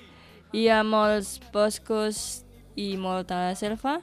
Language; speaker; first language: Catalan; non-native, learner; Indonesian